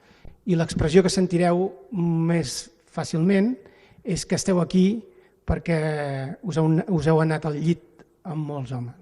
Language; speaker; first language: Catalan; native; Catalan